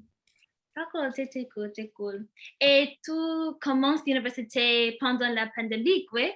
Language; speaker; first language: French; non-native, learner; English